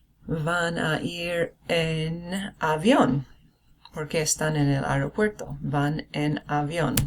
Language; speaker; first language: Spanish; non-native, fluent; English